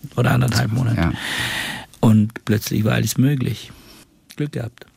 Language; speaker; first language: German; non-native, fluent; Bulgarian